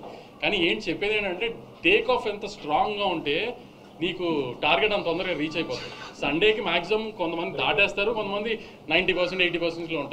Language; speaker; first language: Telugu; native; Telugu